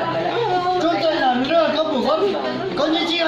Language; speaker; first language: Vietnamese; non-native, local second language; Hmong